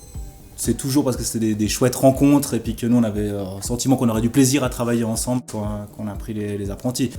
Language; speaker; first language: French; native; French